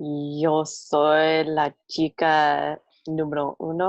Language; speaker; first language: Spanish; non-native, learner; English